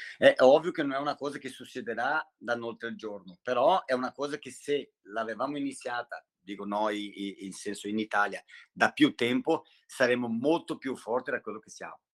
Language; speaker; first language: Italian; non-native, fluent; Portuguese